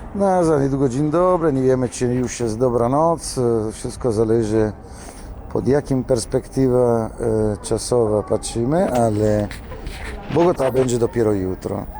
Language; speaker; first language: Polish; non-native, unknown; Italian